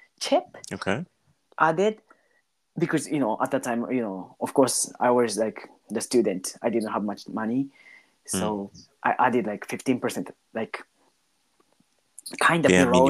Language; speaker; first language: English; non-native, learner; Japanese